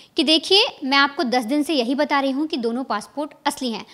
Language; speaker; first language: Hindi; native; Hindi